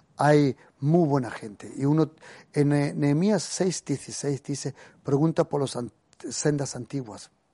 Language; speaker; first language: Spanish; early bilingual, heritage; Spanish